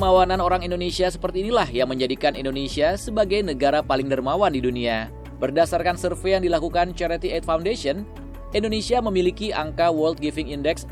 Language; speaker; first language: Indonesian; native; Indonesian